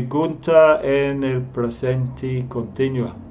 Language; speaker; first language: Spanish; non-native, fluent; English